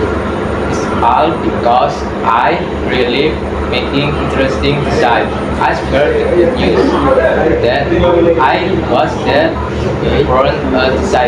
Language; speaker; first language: English; non-native, learner; Indonesian